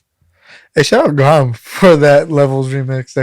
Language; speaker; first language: English; native; English